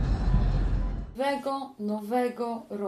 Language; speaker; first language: Polish; non-native, learner; French